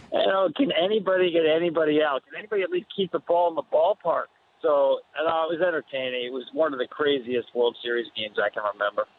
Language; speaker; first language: English; native; English